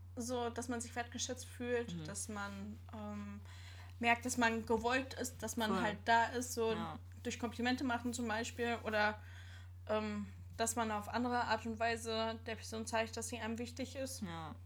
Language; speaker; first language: German; native; German